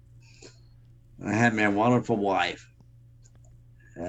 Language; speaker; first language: English; native; English